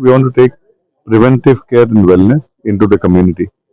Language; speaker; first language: English; non-native, local second language; Bangla